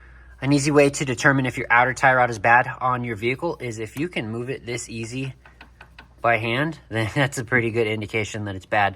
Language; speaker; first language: English; native; English